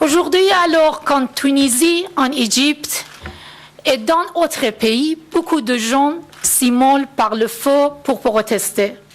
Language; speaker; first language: French; non-native, fluent; Persian